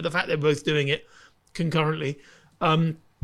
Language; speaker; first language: English; native; English